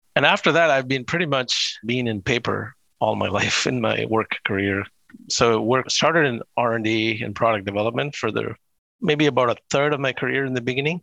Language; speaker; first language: English; non-native, local second language; Tamil